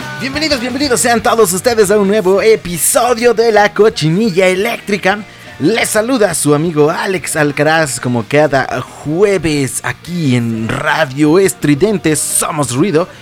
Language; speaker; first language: Spanish; native; Spanish